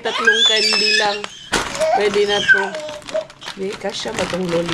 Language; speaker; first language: Filipino; non-native, local second language; Cebuano